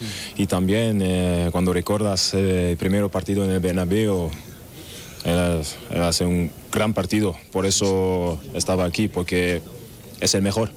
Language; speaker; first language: Spanish; non-native, learner; German